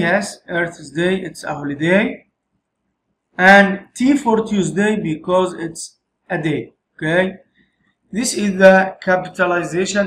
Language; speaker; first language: English; non-native, fluent; Arabic